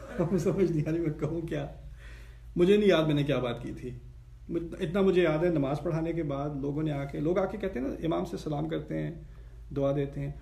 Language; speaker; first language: Urdu; early bilingual, heritage; Urdu